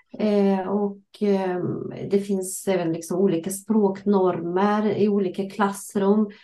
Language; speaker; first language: Swedish; non-native, fluent; Russian